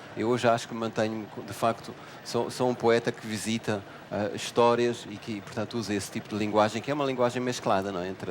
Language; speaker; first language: Portuguese; native; Portuguese